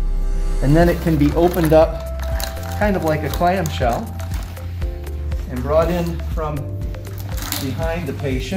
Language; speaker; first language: English; native; English